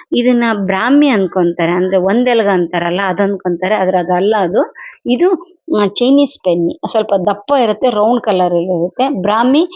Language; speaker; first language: Kannada; non-native, local second language; Telugu